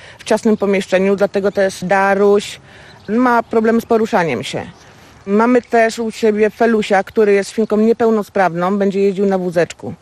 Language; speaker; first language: Polish; native; Polish